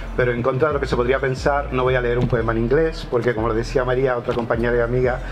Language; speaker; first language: Spanish; native; Spanish